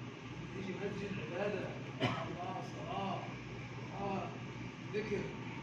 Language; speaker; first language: Arabic; non-native, learner; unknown